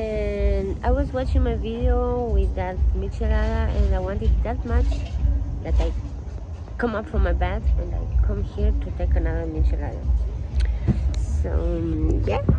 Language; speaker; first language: English; non-native, fluent; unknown